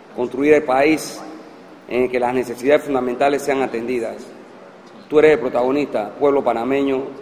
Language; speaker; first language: Spanish; native; Spanish